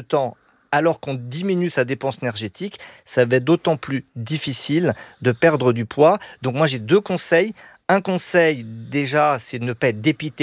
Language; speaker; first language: French; native; French